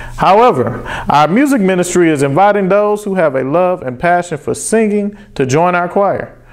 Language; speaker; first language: English; native; English